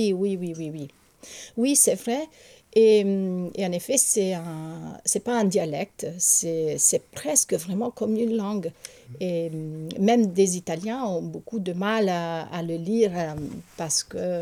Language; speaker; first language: French; non-native, fluent; Italian